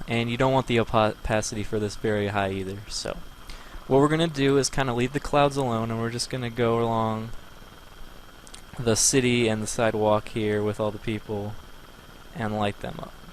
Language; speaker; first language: English; native; English